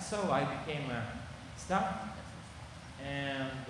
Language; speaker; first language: English; non-native, learner; Kazakh